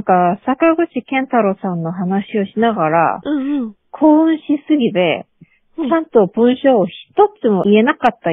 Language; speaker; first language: Japanese; non-native, learner; Korean